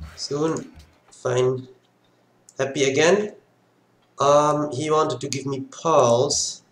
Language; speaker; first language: English; non-native, fluent; Swiss German